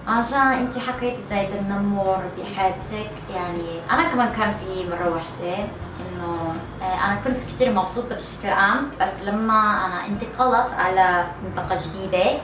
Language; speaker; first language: Arabic; non-native, learner; Korean